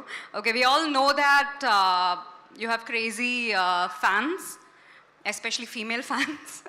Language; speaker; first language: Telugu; non-native, learner; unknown